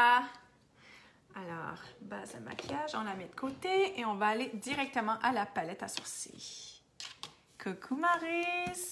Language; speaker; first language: French; native; French